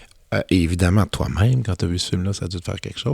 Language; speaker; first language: French; native; French